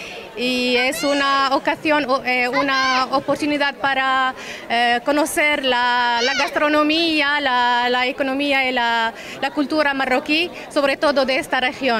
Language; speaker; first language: Spanish; non-native, fluent; Arabic